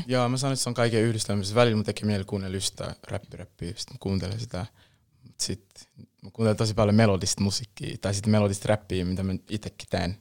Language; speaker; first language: Finnish; early bilingual, other home language; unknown